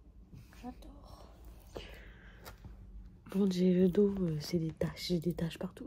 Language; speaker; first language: French; native; French